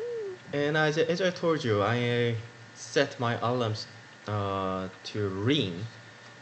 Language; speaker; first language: English; non-native, learner; Korean